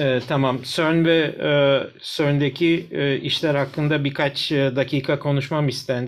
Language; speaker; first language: Turkish; native; Turkish